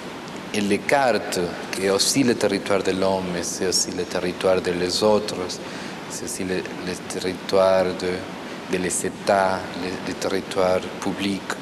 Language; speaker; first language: French; non-native, fluent; Spanish